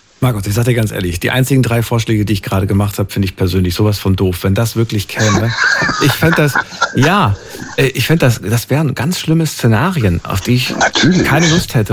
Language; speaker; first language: German; native; German